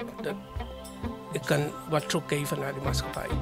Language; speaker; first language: Dutch; non-native, fluent; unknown